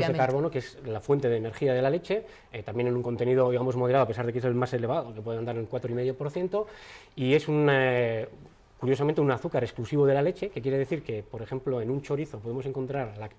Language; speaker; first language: Spanish; native; Spanish